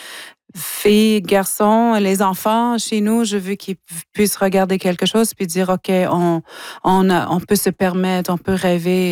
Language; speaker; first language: French; non-native, local second language; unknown